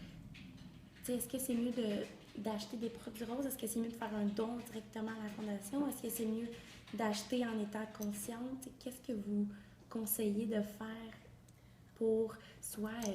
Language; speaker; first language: French; native; French